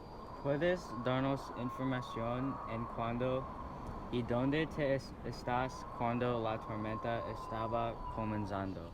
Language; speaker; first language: Spanish; non-native, learner; English